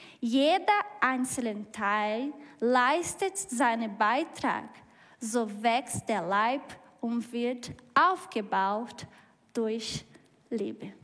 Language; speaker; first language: German; non-native, learner; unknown